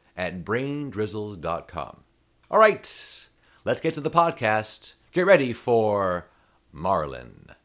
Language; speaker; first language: English; native; English